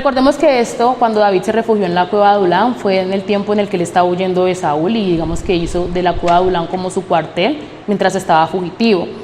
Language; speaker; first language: Spanish; native; Spanish